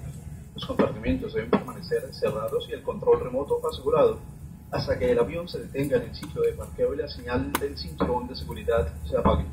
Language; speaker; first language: Spanish; native; Spanish